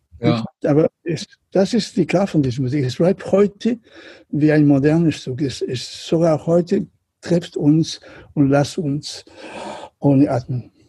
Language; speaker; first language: German; non-native, learner; Catalan